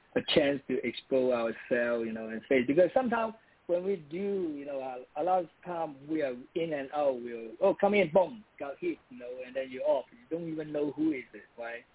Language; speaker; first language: English; non-native, local second language; Cantonese